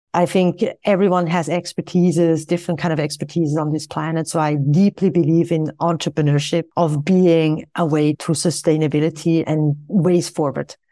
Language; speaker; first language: English; non-native, fluent; Swiss German